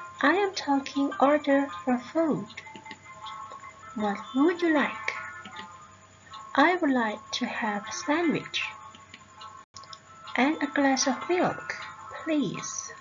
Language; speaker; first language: English; non-native, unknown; Thai